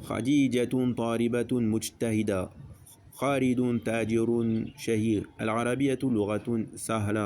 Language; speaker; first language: Arabic; non-native, fluent; French